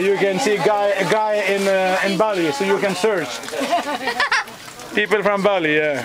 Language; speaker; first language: English; non-native, learner; Pashto